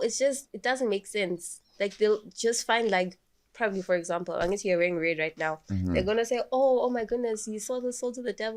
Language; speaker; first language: English; non-native, local second language; Swati